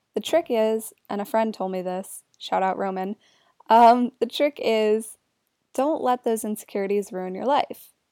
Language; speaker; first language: English; native; English